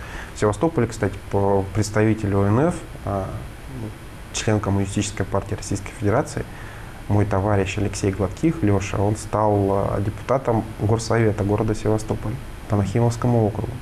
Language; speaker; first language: Russian; native; Russian